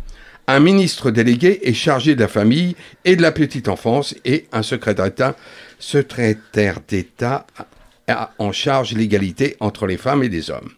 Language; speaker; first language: French; native; French